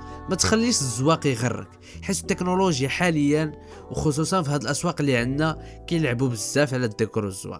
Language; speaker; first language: Arabic; native; Arabic